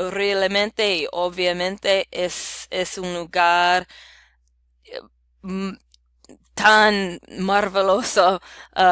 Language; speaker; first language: Spanish; non-native, learner; English